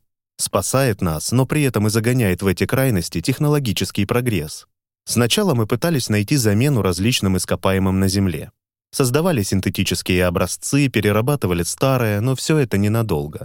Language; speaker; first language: Russian; native; Russian